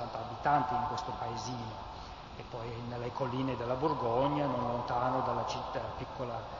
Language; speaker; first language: Italian; non-native, fluent; English